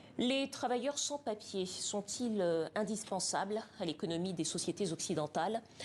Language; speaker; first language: French; native; French